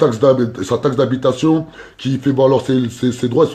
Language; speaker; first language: French; native; French